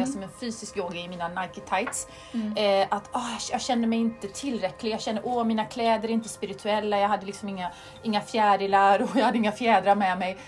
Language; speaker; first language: Swedish; native; Swedish